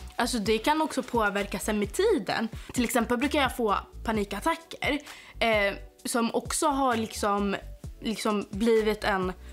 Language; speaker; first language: Swedish; non-native, fluent; Arabic